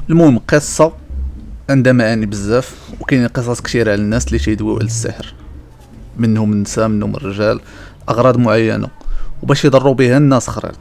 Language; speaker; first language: Arabic; native; Arabic